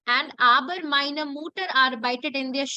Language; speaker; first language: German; non-native, fluent; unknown